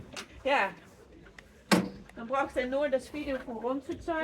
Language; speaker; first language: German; non-native, learner; Dutch